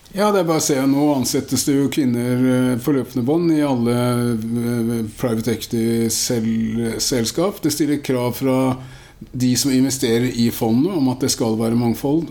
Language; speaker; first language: Norwegian; native; Norwegian